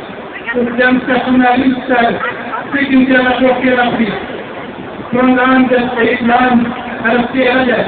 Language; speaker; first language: Swedish; non-native, fluent; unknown